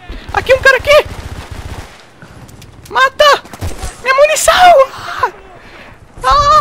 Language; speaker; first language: Portuguese; native; Portuguese